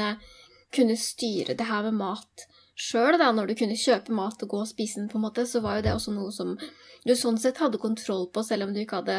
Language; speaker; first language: Norwegian; native; Norwegian